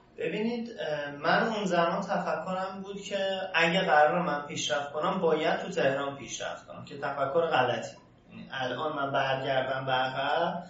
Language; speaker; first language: Persian; native; Persian